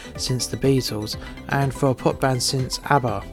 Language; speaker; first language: English; native; English